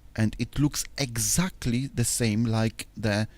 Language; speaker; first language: English; non-native, fluent; Polish